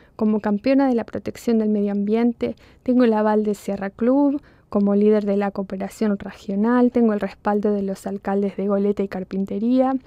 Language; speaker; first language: Spanish; early bilingual, heritage; Spanish